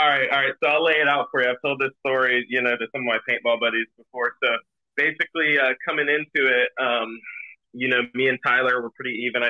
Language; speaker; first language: English; native; English